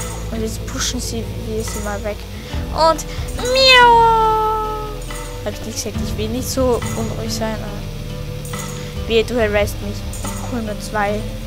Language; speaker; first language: German; native; German